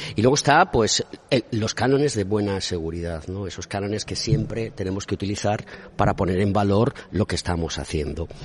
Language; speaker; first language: Spanish; native; Spanish